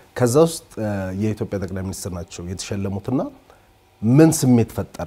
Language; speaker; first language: Amharic; native; Amharic